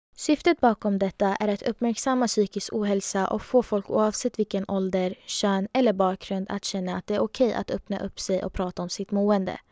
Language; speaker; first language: Swedish; early bilingual, other home language; Persian